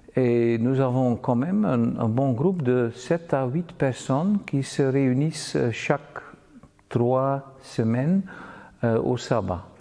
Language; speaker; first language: French; non-native, fluent; Dutch